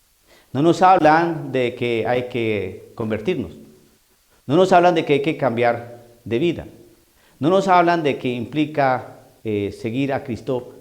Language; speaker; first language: Spanish; native; Spanish